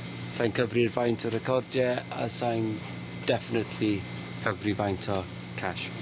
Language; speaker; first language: Welsh; native; Welsh